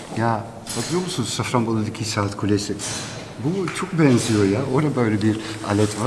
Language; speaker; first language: Turkish; non-native, fluent; Dutch